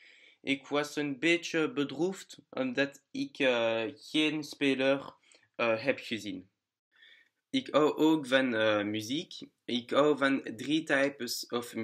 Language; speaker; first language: Dutch; non-native, learner; French